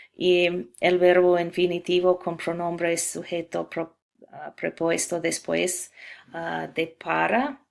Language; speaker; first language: Spanish; non-native, fluent; English